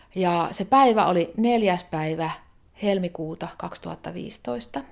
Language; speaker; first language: Finnish; native; Finnish